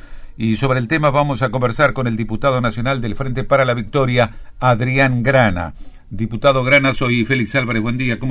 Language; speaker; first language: Spanish; native; Spanish